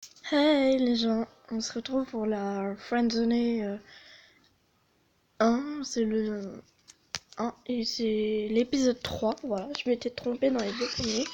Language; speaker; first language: French; native; French